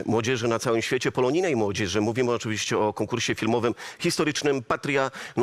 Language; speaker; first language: Polish; native; Polish